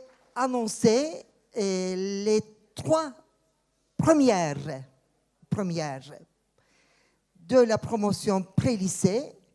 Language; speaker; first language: French; non-native, fluent; Turkish